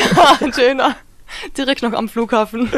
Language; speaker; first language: German; native; German